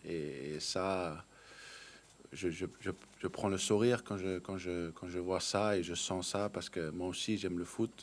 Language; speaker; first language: French; non-native, fluent; Danish